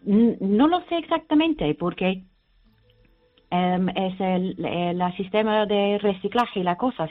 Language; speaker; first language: Spanish; non-native, learner; English